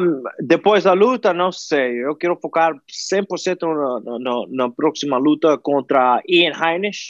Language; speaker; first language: Portuguese; non-native, fluent; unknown